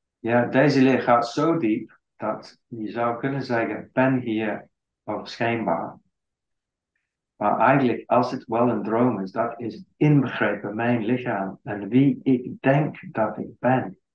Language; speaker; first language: Dutch; non-native, fluent; English